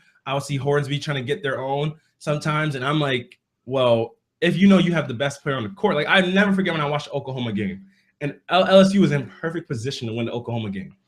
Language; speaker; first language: English; native; English